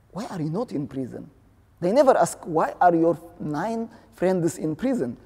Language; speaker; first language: English; non-native, fluent; Tigrinya